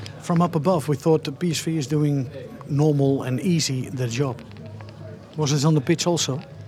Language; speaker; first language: English; non-native, fluent; Dutch